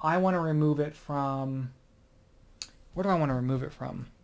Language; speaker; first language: English; native; English